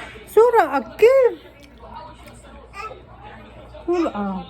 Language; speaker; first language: Arabic; non-native, learner; Filipino